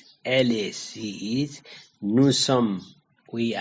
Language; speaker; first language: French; non-native, learner; Nepali